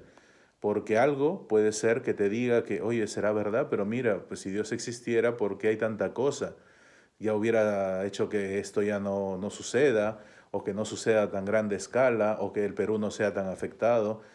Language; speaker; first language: Spanish; native; Spanish